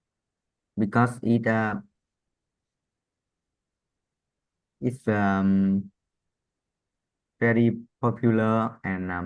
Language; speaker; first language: English; non-native, learner; Vietnamese